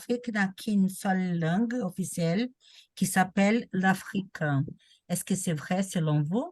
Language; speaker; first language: French; non-native, learner; Portuguese